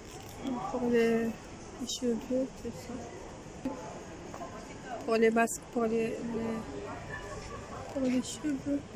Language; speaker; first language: French; non-native, local second language; Arabic